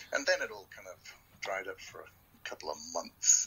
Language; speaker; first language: English; native; English